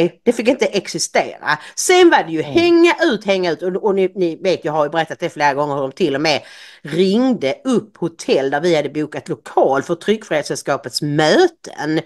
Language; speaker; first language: Swedish; native; Swedish